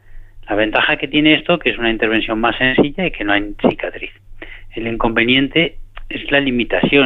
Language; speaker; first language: Spanish; native; Spanish